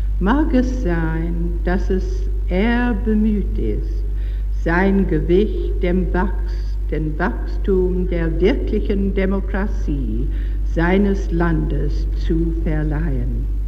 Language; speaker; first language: German; non-native, learner; English